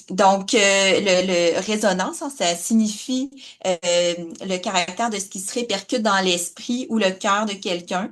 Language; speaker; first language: French; native; French